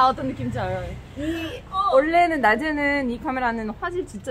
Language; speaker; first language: Korean; non-native, fluent; French